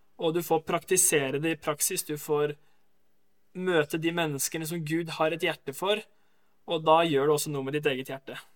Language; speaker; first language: Norwegian; native; Norwegian